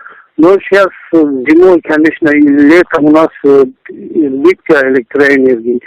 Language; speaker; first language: Russian; non-native, local second language; Tajik